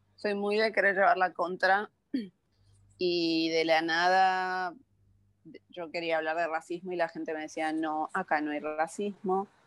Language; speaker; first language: Spanish; native; Spanish